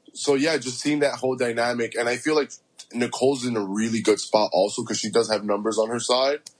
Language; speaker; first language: English; early bilingual, other home language; Spanish